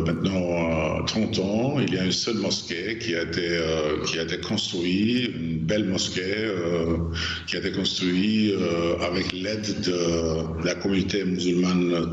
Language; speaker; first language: French; non-native, fluent; Albanian